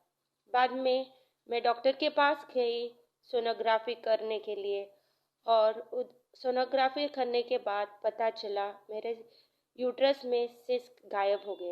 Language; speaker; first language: Hindi; non-native, local second language; Konkani